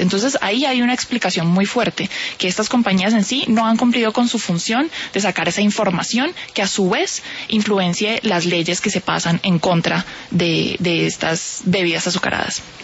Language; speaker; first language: Spanish; native; Spanish